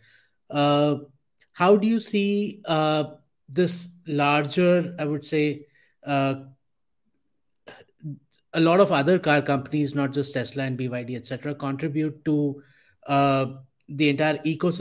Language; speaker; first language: English; non-native, local second language; Hindi